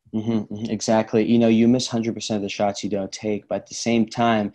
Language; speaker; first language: English; early bilingual, other home language; Arabic